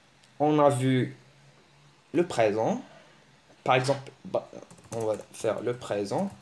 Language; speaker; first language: French; early bilingual, other home language; Arabic